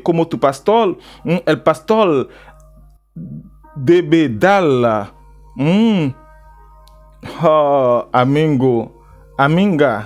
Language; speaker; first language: Spanish; non-native, learner; Haitian Creole